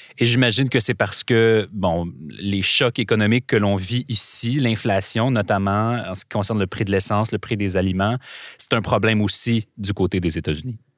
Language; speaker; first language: French; native; French